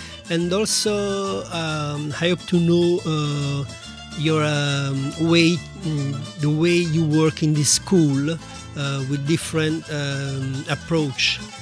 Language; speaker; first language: English; non-native, learner; Italian